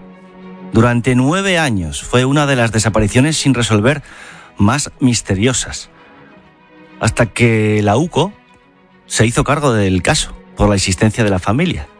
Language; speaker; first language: Spanish; native; Spanish